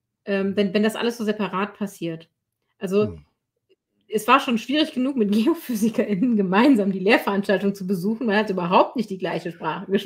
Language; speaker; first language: German; native; German